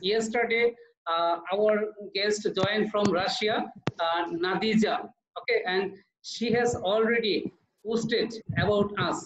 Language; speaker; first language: English; non-native, learner; Bangla